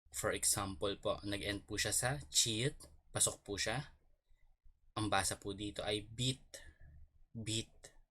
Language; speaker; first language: Filipino; native; Filipino